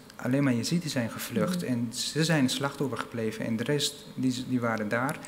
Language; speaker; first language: Dutch; non-native, fluent; Arabic